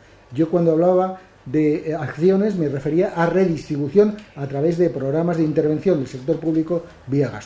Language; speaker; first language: Spanish; native; Spanish